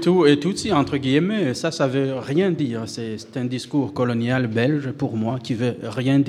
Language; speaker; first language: French; non-native, local second language; Rundi